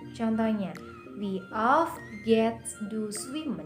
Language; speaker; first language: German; non-native, learner; Indonesian